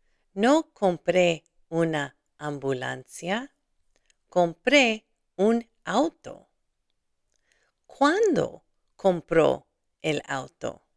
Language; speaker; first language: Spanish; non-native, fluent; English